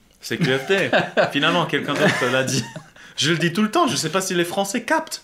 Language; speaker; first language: French; non-native, fluent; English